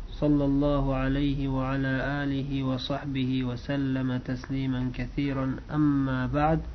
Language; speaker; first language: Arabic; non-native, fluent; Uzbek